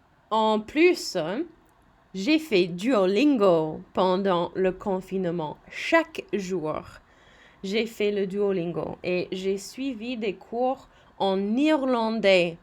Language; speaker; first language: French; non-native, fluent; English